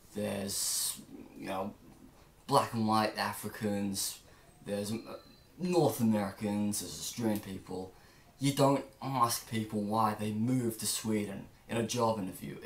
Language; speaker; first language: English; native; English